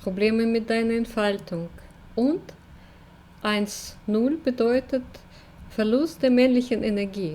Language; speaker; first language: German; non-native, fluent; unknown